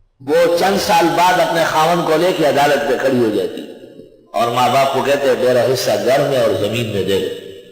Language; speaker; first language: Urdu; non-native, local second language; Pashto